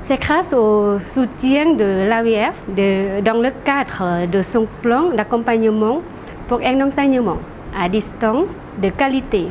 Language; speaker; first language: French; non-native, fluent; Lao